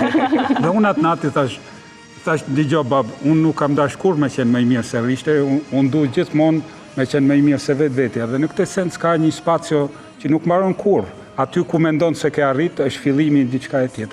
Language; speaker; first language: Albanian; native; Albanian